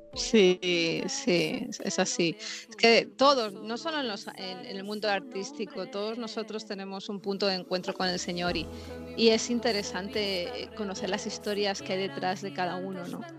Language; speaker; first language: Spanish; native; Spanish